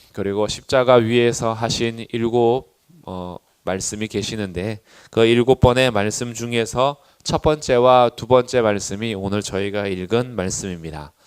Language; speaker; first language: Korean; native; Korean